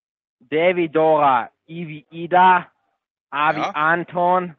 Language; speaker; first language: German; non-native, fluent; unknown